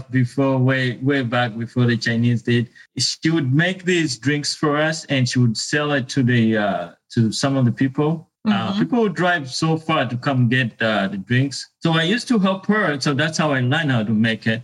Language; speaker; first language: English; non-native, local second language; Ganda